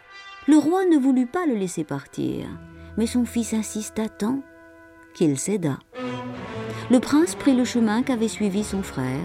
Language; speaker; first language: French; native; French